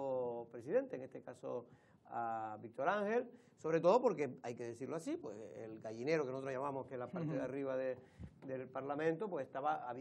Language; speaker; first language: Spanish; native; Spanish